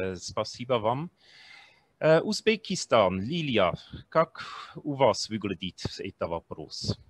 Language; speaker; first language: Russian; non-native, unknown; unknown